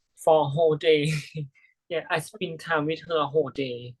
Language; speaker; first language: English; non-native, learner; Thai